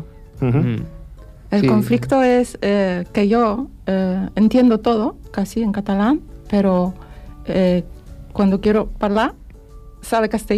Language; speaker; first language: Catalan; non-native, learner; Polish